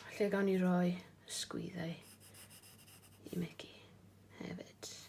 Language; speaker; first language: Welsh; non-native, local second language; English